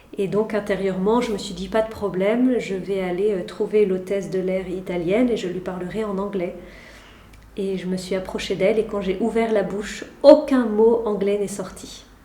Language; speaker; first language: French; native; French